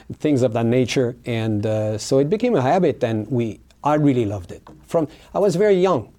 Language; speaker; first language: English; non-native, fluent; French